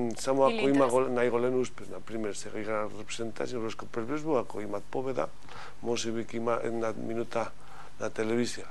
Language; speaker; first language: Macedonian; non-native, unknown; Spanish